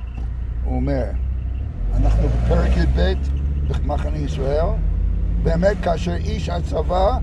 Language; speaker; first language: Hebrew; non-native, fluent; English